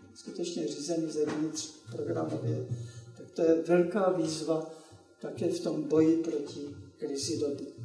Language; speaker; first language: Czech; native; Czech